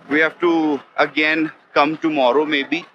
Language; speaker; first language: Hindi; non-native, local second language; Bangla